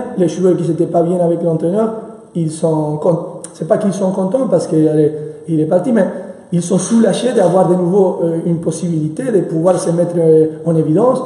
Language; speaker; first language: French; non-native, fluent; Spanish